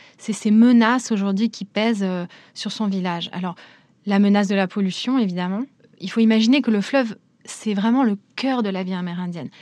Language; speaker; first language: French; native; French